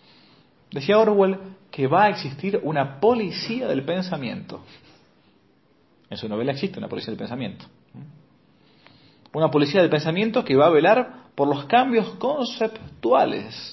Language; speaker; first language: Spanish; native; Spanish